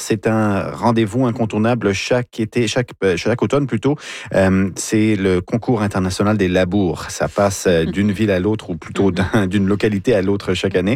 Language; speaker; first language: French; native; French